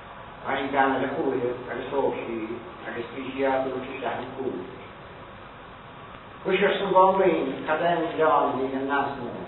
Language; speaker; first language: Irish; native; Irish